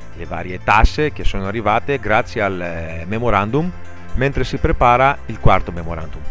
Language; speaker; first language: Italian; non-native, fluent; Greek